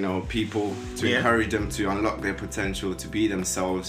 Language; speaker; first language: English; non-native, local second language; Shona